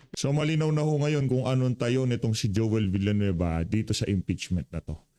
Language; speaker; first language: Filipino; native; Filipino